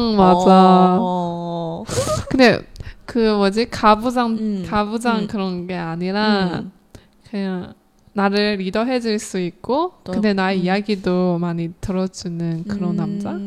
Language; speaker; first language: Korean; non-native, learner; Chinese